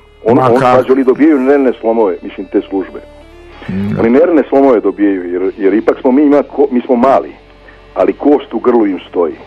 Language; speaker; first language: Serbian; native; Serbian